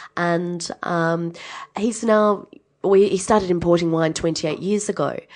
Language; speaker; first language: English; native; English